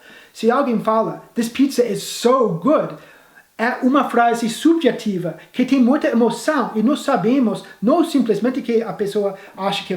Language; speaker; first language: Portuguese; non-native, fluent; English